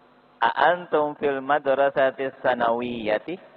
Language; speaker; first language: Arabic; non-native, learner; Indonesian